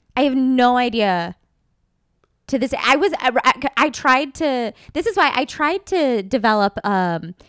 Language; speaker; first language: English; native; English